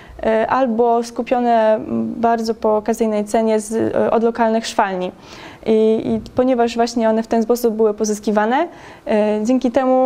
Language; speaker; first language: Polish; native; Polish